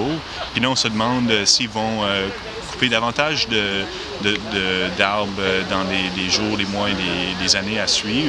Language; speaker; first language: French; native; French